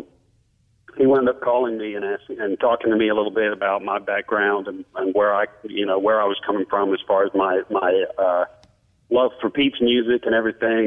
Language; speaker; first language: English; native; English